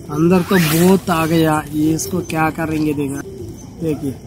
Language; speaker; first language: Hindi; non-native, local second language; Telugu